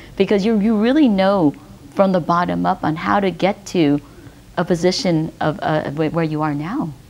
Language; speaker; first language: English; early bilingual, other home language; Vietnamese